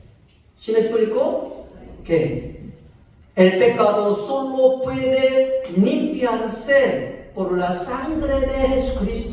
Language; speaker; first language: Spanish; non-native, fluent; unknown